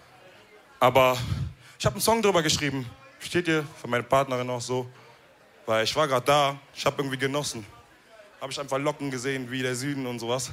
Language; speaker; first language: German; early bilingual, other home language; Wolof